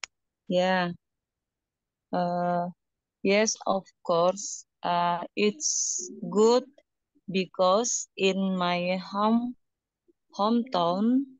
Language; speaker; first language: English; non-native, learner; Indonesian